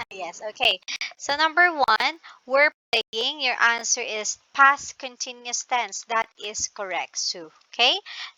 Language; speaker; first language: English; non-native, local second language; Filipino